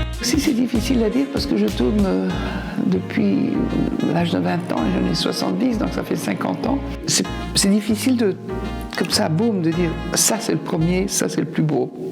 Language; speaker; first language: French; non-native, fluent; Italian